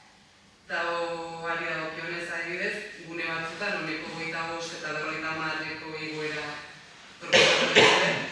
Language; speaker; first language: Basque; native; Basque